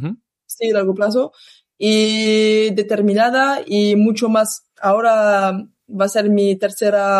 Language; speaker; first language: Spanish; non-native, learner; French